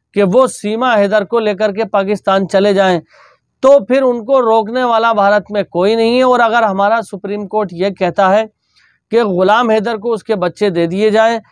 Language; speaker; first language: Hindi; native; Hindi